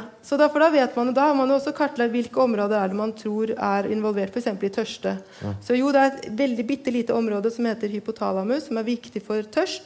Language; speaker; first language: Norwegian; native; Norwegian